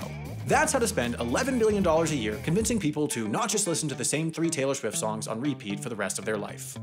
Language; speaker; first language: English; native; English